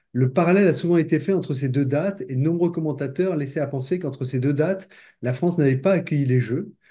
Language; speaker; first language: French; native; French